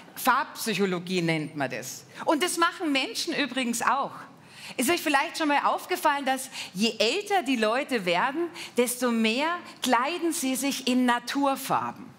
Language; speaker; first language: German; native; German